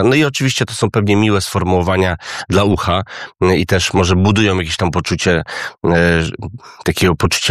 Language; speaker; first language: Polish; native; Polish